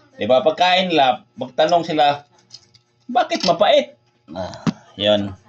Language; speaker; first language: Filipino; non-native, local second language; Cebuano